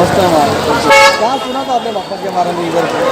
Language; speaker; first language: Hindi; native; Hindi